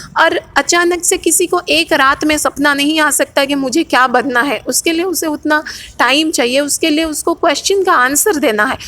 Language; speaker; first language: Hindi; non-native, local second language; Odia